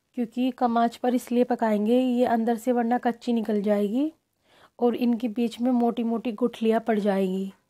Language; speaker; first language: Hindi; native; Hindi